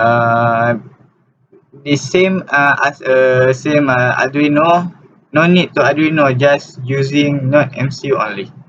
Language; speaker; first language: English; non-native, local second language; Malay